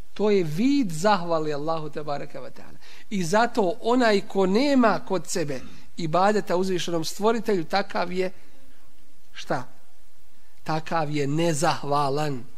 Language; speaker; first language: Bosnian; native; Bosnian